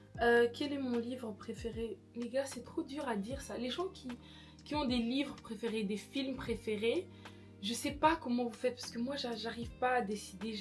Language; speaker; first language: French; native; French